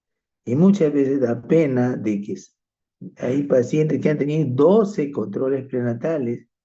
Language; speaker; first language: Spanish; native; Spanish